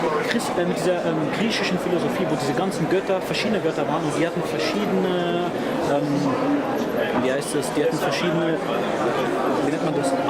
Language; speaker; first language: German; native; German